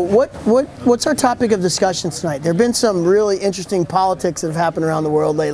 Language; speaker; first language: English; native; English